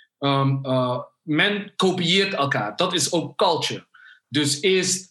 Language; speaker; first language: Dutch; early bilingual, other home language; Somali